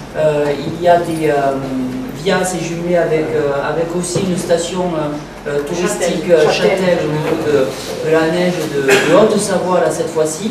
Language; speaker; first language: French; native; French